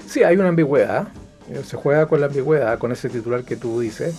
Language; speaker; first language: Spanish; native; Spanish